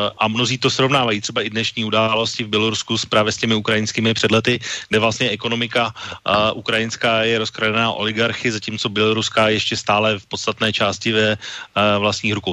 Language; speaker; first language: Czech; native; Czech